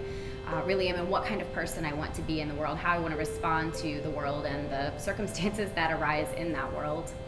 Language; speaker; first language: English; native; English